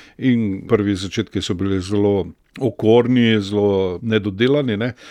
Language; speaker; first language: Slovenian; native; Slovenian